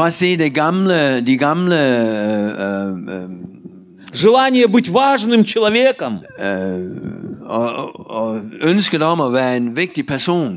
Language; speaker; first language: Danish; non-native, learner; Russian